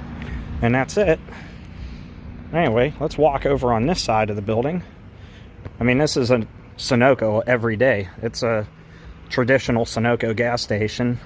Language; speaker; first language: English; native; English